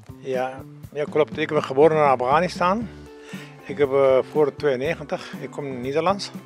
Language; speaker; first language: Dutch; non-native, learner; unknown